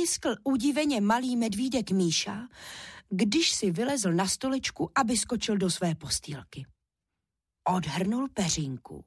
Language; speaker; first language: Czech; native; Czech